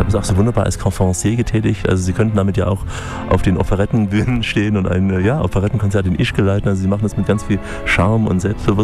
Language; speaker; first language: German; native; German